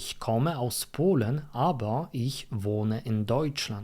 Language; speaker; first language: German; non-native, fluent; Polish